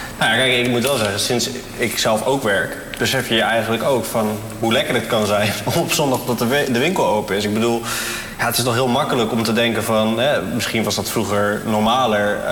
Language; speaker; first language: Dutch; native; Dutch